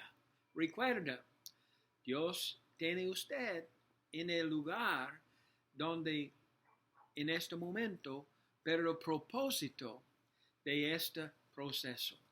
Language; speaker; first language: Spanish; non-native, learner; English